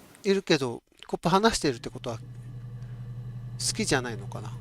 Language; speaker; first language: Japanese; native; Japanese